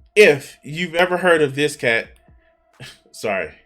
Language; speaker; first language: English; native; English